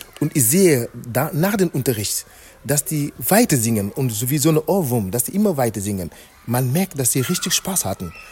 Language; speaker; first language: German; non-native, fluent; Wolof